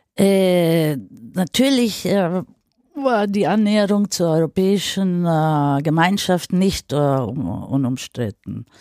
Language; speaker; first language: German; non-native, fluent; Greek